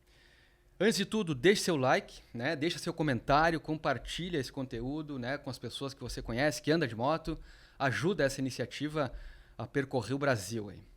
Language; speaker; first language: Portuguese; native; Portuguese